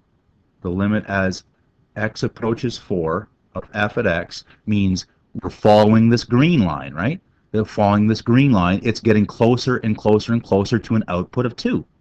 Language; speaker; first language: English; native; English